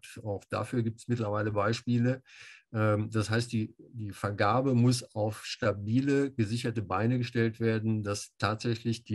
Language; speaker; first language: German; native; German